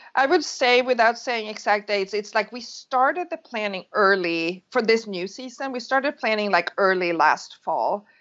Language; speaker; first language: English; non-native, fluent; Swedish